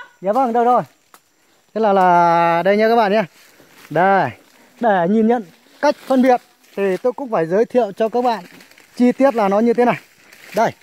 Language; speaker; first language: Vietnamese; non-native, local second language; Muong